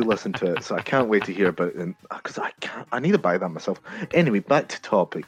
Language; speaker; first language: English; native; English